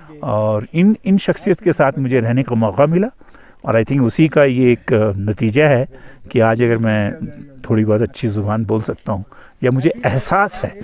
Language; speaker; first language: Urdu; native; Urdu